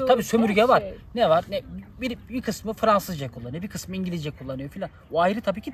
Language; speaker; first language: Turkish; native; Turkish